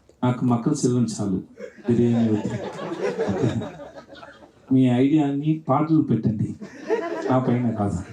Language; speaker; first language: Telugu; non-native, learner; Tamil